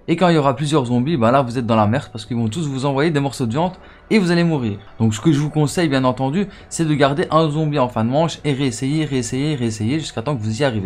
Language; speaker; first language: French; native; French